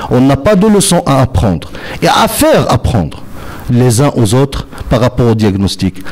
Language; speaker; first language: French; non-native, local second language; Arabic